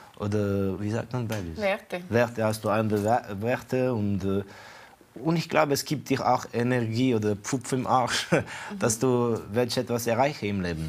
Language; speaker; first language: German; non-native, fluent; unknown